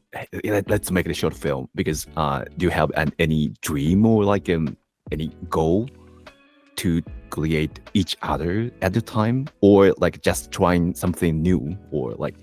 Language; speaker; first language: English; non-native, learner; Japanese